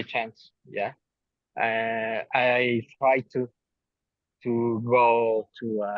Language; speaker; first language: English; non-native, learner; Spanish